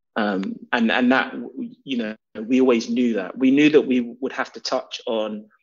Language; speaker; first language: English; native; English